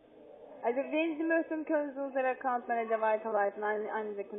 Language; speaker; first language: German; non-native, learner; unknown